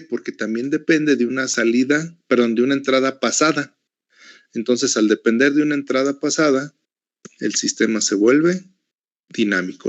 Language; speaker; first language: Spanish; native; Spanish